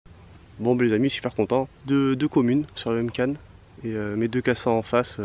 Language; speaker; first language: French; native; French